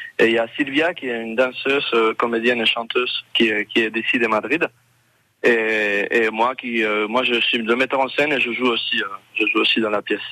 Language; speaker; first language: French; non-native, fluent; Spanish